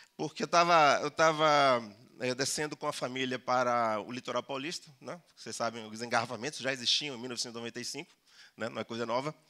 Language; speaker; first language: Portuguese; early bilingual, other home language; Spanish